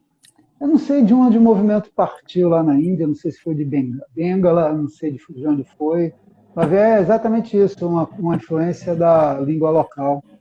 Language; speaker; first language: Portuguese; native; Portuguese